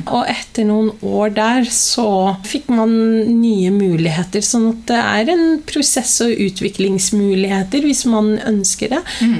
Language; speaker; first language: Norwegian; early bilingual, other home language; Somali